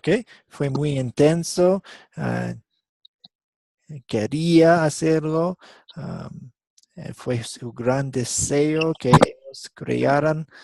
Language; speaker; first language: Spanish; non-native, fluent; English